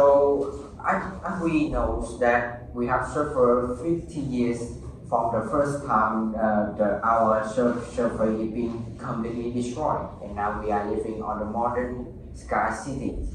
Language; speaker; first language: English; non-native, learner; Vietnamese